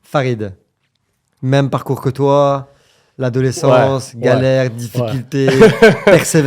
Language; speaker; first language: French; native; French